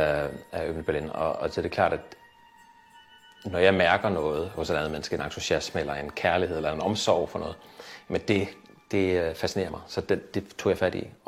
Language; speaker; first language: Danish; native; Danish